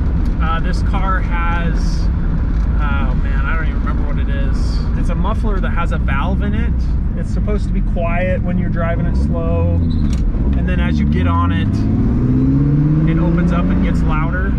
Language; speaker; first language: English; native; English